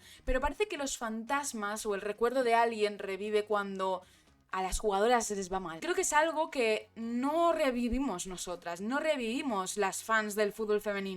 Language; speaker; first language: Spanish; native; Spanish